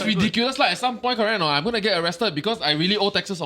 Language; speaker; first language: English; native; English